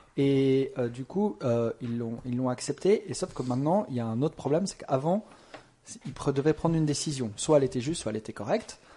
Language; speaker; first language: French; native; French